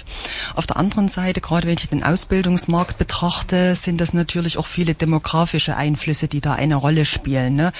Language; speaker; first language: German; native; German